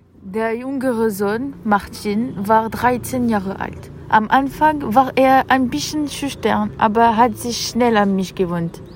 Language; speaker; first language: German; non-native, fluent; French